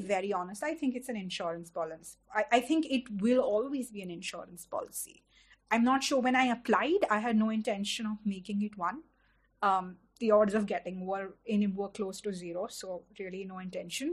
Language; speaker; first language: English; non-native, local second language; Hindi